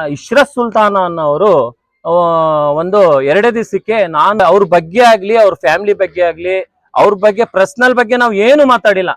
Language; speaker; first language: Kannada; non-native, local second language; Urdu